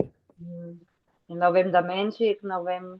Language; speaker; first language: Portuguese; non-native, fluent; Spanish